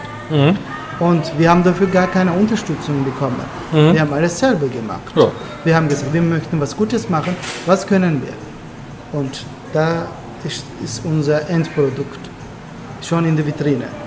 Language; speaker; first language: German; non-native, learner; Turkish